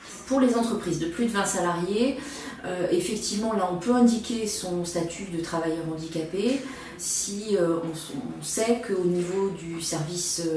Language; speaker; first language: French; native; French